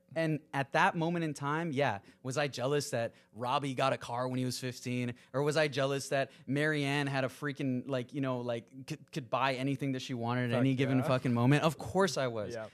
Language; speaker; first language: English; early bilingual, other home language; Spanish